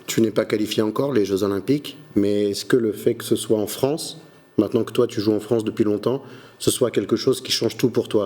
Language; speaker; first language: French; native; French